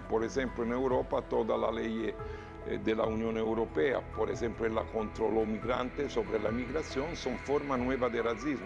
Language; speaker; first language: Spanish; non-native, fluent; Italian